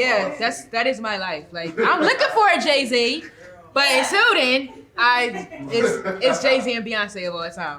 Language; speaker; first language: English; native; English